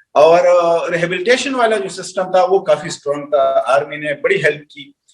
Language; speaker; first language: Urdu; non-native, local second language; Pashto